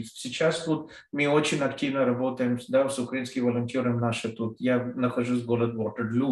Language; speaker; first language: Russian; non-native, fluent; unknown